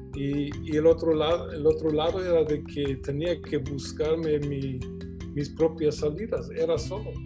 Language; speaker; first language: Spanish; non-native, fluent; German